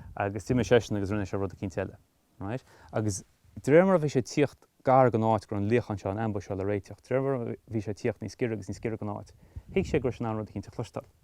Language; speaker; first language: Irish; native; Irish